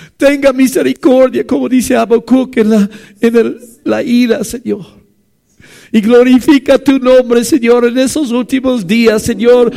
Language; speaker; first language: Spanish; non-native, fluent; English